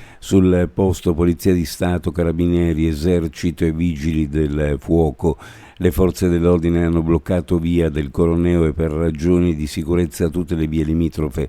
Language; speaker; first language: Italian; native; Italian